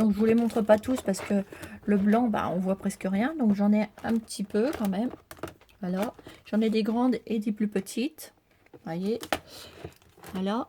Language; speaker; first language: French; native; French